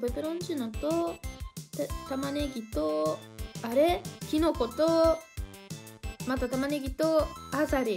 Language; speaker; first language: Japanese; non-native, fluent; Italian